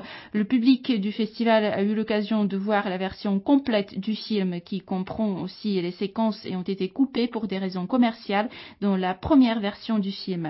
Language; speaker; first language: French; native; French